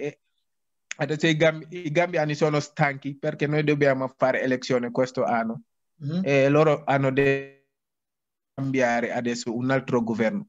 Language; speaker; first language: Italian; non-native, learner; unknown